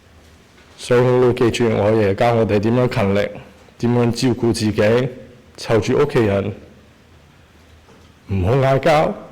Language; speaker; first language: Cantonese; early bilingual, heritage; Cantonese